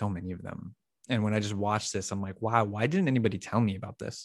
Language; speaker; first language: English; native; English